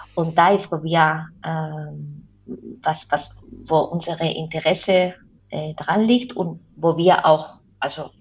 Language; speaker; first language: German; non-native, fluent; Spanish